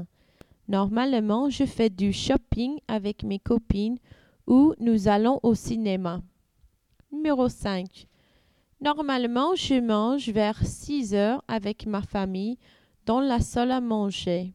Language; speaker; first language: French; non-native, learner; English